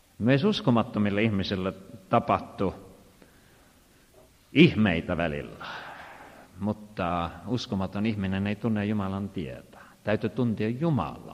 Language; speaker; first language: Finnish; non-native, fluent; Estonian